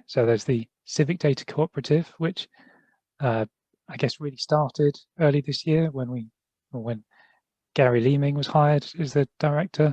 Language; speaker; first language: English; native; English